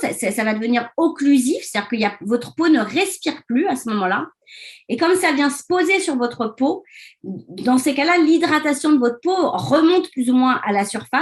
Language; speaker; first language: French; native; French